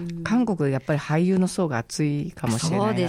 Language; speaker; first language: Japanese; native; Japanese